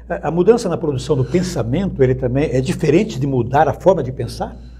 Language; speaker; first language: Portuguese; native; Portuguese